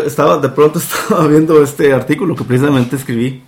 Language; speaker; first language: Spanish; native; Spanish